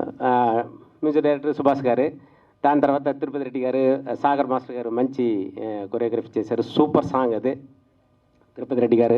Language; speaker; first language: Telugu; native; Telugu